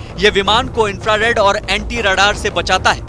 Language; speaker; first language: Hindi; native; Hindi